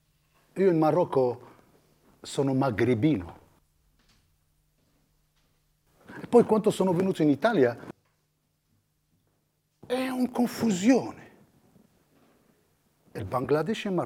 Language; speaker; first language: Italian; non-native, fluent; Arabic